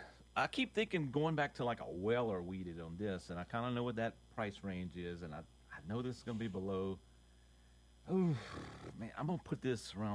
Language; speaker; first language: English; native; English